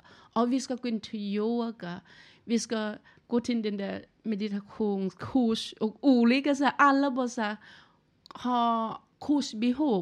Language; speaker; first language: Swedish; non-native, learner; Thai